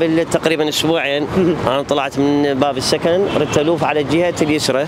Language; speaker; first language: Arabic; native; Arabic